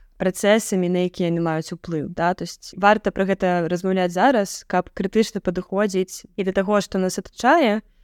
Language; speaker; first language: Belarusian; native; Belarusian